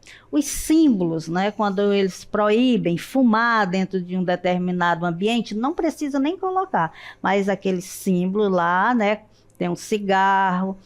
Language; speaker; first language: Portuguese; native; Portuguese